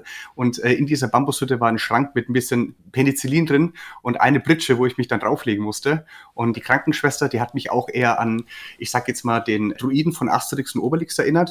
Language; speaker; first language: German; native; German